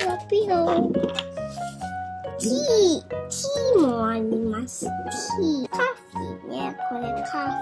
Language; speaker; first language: Japanese; early bilingual, heritage; Japanese